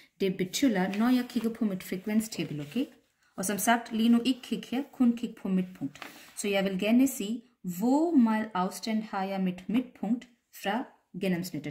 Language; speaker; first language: Danish; non-native, fluent; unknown